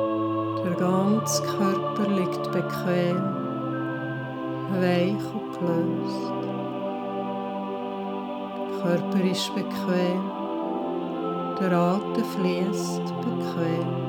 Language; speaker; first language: German; native; German